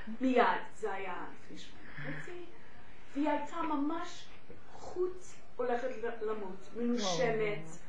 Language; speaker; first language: Hebrew; non-native, fluent; English